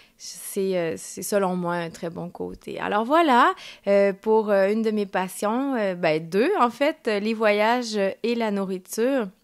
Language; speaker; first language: French; early bilingual, other home language; Spanish